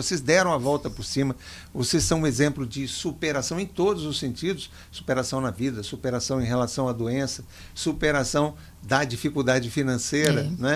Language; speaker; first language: Portuguese; native; Portuguese